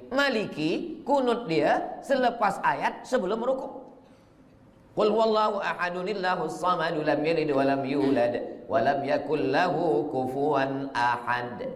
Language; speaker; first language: Malay; native; Malay